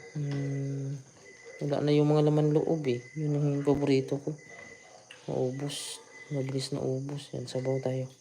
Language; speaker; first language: Filipino; non-native, local second language; Cebuano